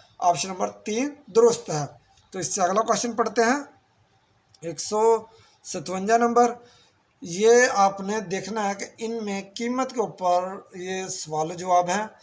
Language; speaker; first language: Urdu; non-native, local second language; Punjabi